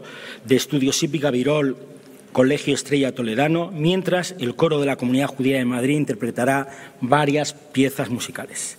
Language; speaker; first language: Spanish; native; Spanish